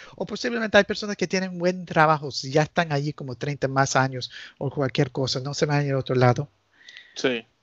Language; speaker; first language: Spanish; early bilingual, heritage; Spanish